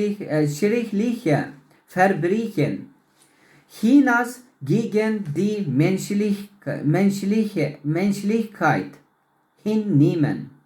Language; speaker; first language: German; non-native, learner; Uyghur